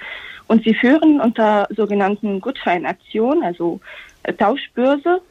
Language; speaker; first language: German; non-native, fluent; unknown